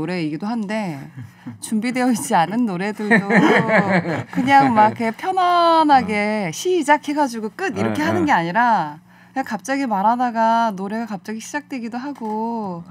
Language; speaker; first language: Korean; native; Korean